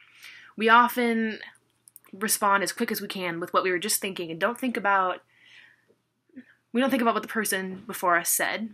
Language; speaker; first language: English; native; English